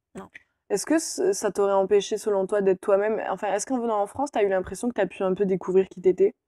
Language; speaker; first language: French; non-native, fluent; Turkish